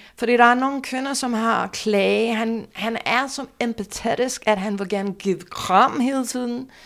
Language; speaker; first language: Danish; non-native, fluent; English